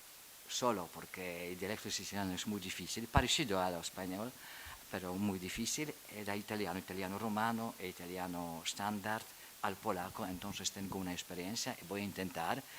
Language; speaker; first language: Spanish; non-native, fluent; Polish